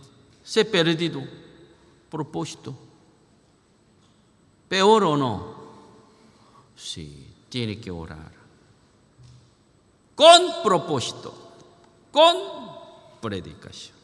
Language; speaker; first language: Spanish; non-native, learner; Korean